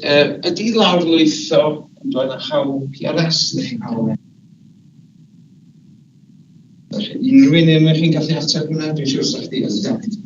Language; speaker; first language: Welsh; native; Welsh